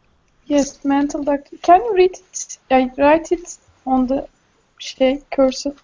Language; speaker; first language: English; non-native, learner; Turkish